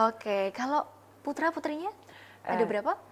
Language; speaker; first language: Indonesian; native; Indonesian